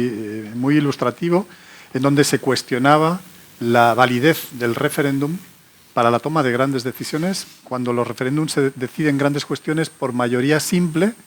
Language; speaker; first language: Spanish; native; Spanish